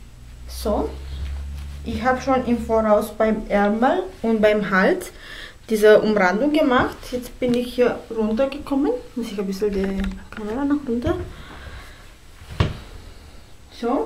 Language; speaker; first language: German; non-native, fluent; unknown